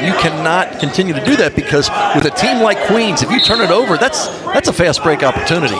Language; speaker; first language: English; native; English